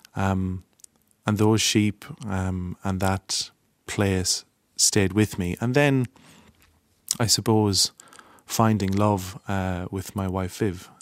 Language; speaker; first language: English; native; English